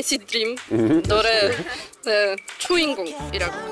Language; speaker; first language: Korean; non-native, fluent; Polish